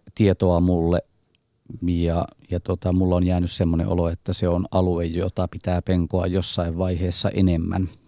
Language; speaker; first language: Finnish; native; Finnish